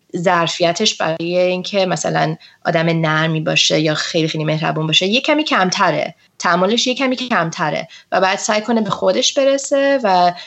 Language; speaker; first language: Persian; early bilingual, heritage; Persian